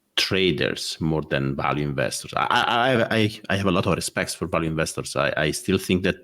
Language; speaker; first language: English; non-native, fluent; Italian